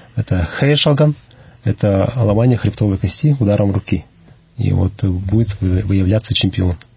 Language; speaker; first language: Russian; native; Russian